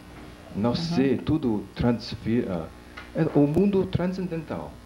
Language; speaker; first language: Portuguese; non-native, fluent; English